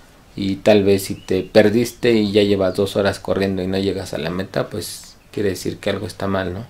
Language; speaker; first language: Spanish; native; Spanish